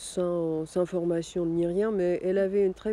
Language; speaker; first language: French; non-native, fluent; Russian